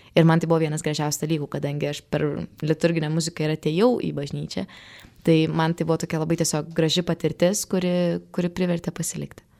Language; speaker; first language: Lithuanian; native; Lithuanian